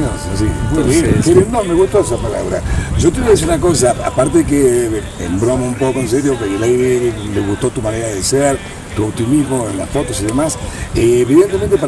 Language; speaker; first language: Spanish; native; Spanish